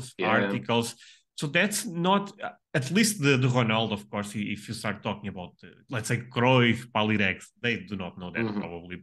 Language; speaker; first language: English; non-native, fluent; Portuguese